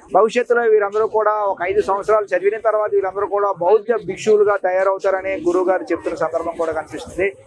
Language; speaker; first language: Telugu; native; Telugu